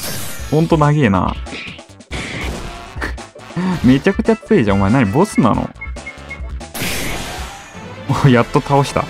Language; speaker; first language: Japanese; native; Japanese